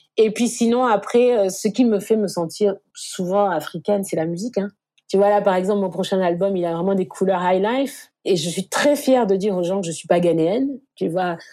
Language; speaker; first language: French; native; French